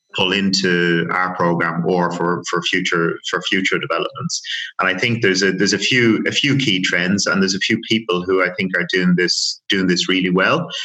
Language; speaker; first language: English; native; English